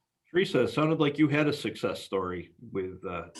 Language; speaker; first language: English; native; English